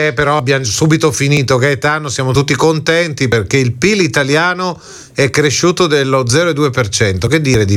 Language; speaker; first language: Italian; native; Italian